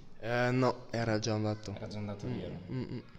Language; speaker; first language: Italian; non-native, learner; French